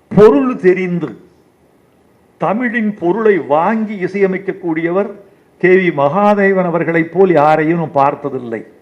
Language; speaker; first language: Tamil; native; Tamil